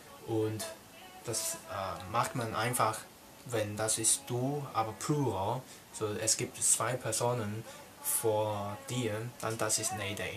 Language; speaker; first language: German; non-native, learner; Cantonese